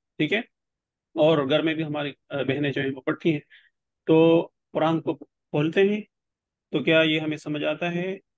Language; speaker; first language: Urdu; non-native, local second language; Pashto